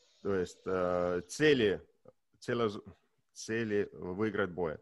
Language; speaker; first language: Russian; non-native, learner; Estonian